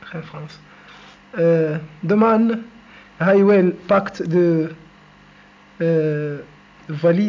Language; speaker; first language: Dutch; non-native, learner; Arabic